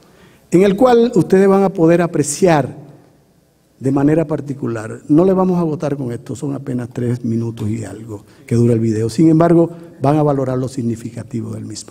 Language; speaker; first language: Spanish; native; Spanish